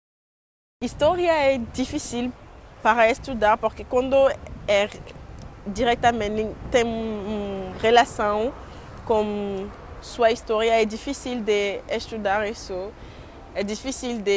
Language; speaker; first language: Portuguese; non-native, learner; French